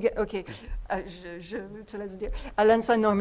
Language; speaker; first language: French; non-native, fluent; English